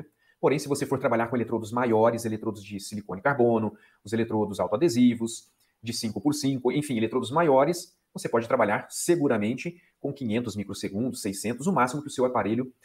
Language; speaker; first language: Portuguese; native; Portuguese